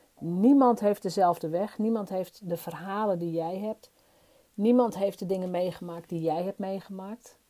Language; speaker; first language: Dutch; native; Dutch